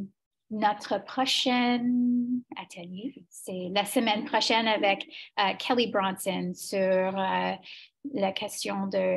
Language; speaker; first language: French; non-native, fluent; English